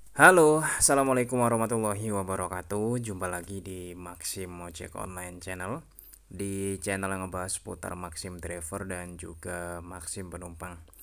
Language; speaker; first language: Indonesian; native; Indonesian